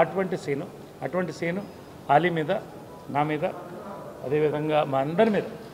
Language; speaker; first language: Telugu; native; Telugu